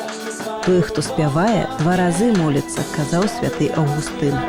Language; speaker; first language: Belarusian; native; Belarusian